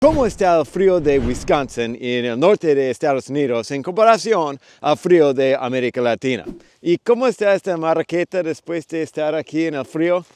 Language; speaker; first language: Spanish; non-native, fluent; English